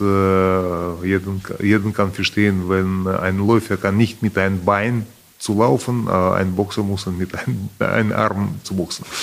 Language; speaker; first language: German; non-native, fluent; Russian